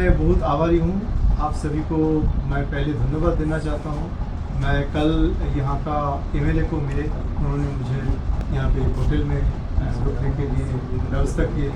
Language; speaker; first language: Hindi; non-native, local second language; Bangla